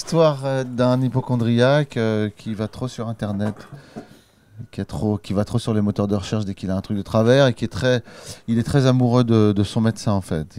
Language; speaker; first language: French; native; French